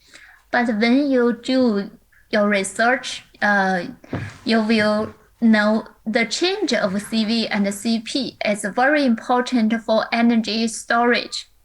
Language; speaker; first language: English; non-native, local second language; Chinese